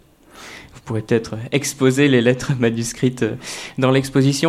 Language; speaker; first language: French; native; French